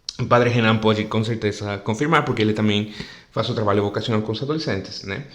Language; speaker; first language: Portuguese; non-native, fluent; Spanish